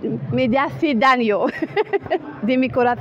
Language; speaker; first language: Spanish; non-native, learner; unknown